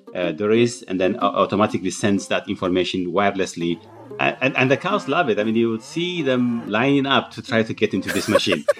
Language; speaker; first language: English; non-native, fluent; Tigrinya